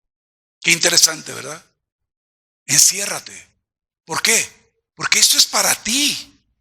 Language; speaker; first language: Spanish; native; Spanish